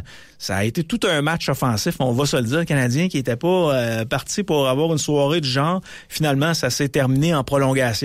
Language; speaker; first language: French; native; French